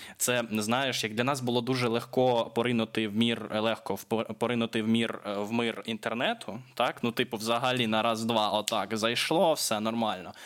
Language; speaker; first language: Ukrainian; non-native, local second language; Russian